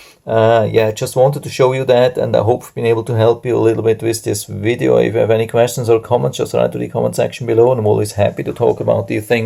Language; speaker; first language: English; non-native, fluent; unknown